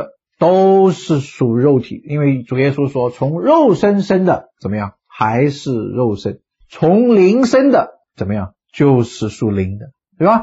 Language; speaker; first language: Chinese; native; Chinese